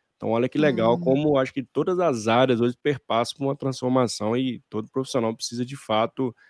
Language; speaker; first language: Portuguese; native; Portuguese